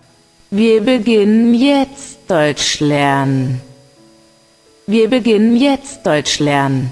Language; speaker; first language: German; non-native, learner; Vietnamese